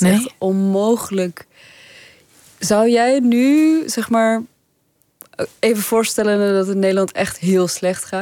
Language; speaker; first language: Dutch; early bilingual, other home language; Persian